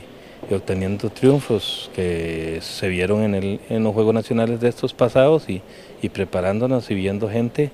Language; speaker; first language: Spanish; native; Spanish